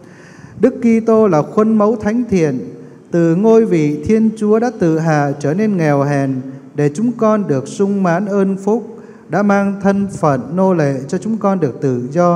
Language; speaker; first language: Vietnamese; native; Vietnamese